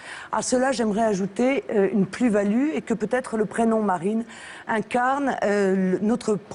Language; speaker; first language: French; native; French